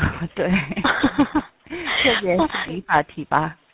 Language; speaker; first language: Chinese; non-native, fluent; Korean